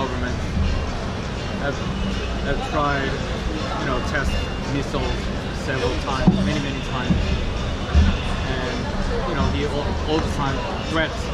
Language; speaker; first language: English; non-native, fluent; Korean